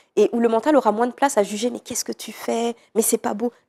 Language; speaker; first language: French; native; French